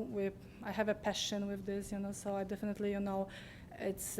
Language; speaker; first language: English; non-native, learner; Polish